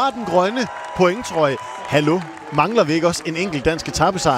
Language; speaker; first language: Danish; native; Danish